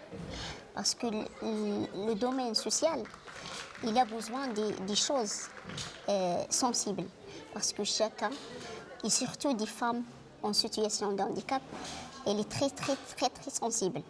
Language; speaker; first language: French; non-native, local second language; Arabic